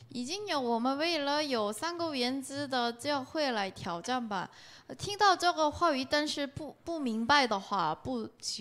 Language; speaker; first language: Chinese; non-native, learner; Korean